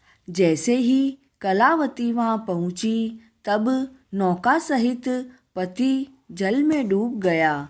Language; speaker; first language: Hindi; native; Hindi